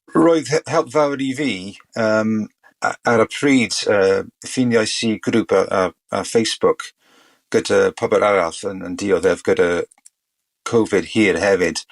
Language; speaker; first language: Welsh; non-native, local second language; English